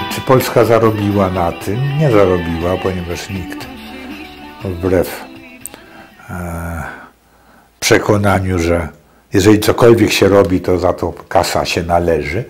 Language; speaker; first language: Polish; native; Polish